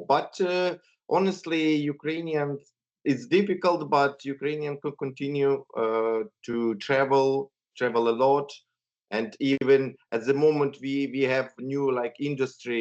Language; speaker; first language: English; non-native, fluent; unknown